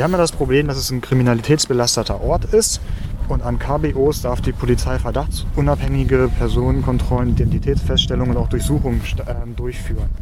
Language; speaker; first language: German; native; German